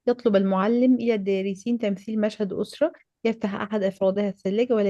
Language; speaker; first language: Arabic; non-native, fluent; French